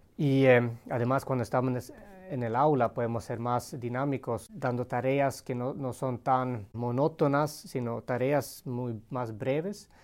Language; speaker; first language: Spanish; non-native, fluent; Swedish